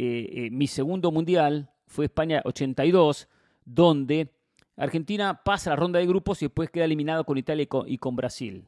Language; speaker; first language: Spanish; native; Spanish